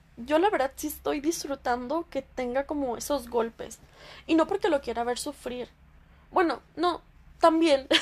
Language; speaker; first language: Spanish; early bilingual, heritage; Spanish